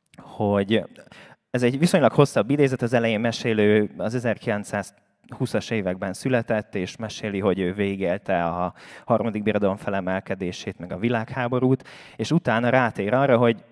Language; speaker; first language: Hungarian; native; Hungarian